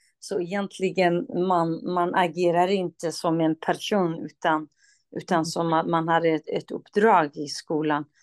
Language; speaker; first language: Swedish; non-native, fluent; Kurdish